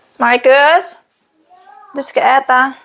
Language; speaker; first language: Swedish; non-native, local second language; Filipino